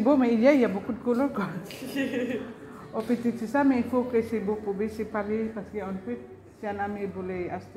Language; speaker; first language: French; non-native, learner; Filipino